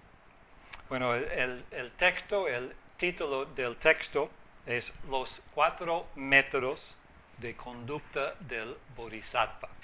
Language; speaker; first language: Spanish; non-native, fluent; English